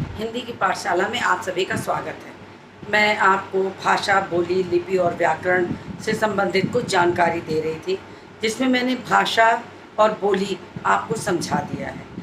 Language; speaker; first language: Hindi; native; Hindi